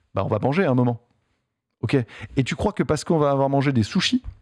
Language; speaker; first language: French; native; French